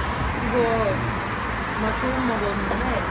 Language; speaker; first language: Korean; non-native, learner; Turkish